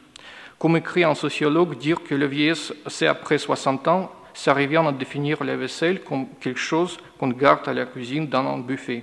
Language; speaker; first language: French; non-native, fluent; Russian